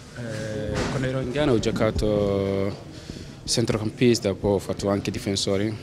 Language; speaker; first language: Italian; non-native, learner; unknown